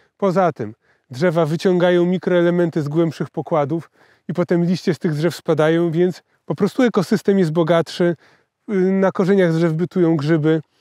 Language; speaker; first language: Polish; native; Polish